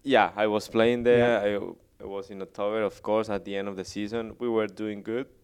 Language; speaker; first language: English; non-native, fluent; Spanish